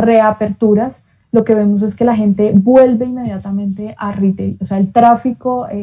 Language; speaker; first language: Spanish; native; Spanish